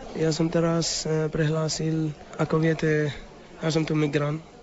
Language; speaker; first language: Slovak; non-native, learner; Arabic